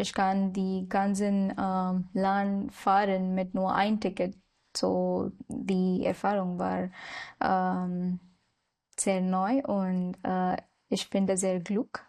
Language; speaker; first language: German; non-native, learner; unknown